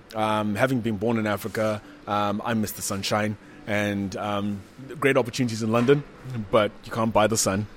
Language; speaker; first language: English; non-native, local second language; Shona